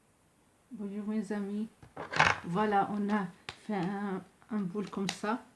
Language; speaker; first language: French; non-native, local second language; Arabic